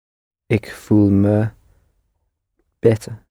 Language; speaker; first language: Dutch; non-native, learner; English